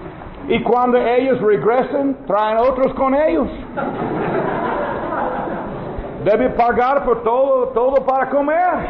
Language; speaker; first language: Spanish; non-native, learner; English